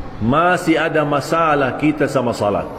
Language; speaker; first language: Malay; non-native, fluent; Arabic